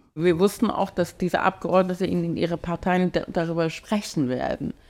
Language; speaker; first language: German; non-native, fluent; Persian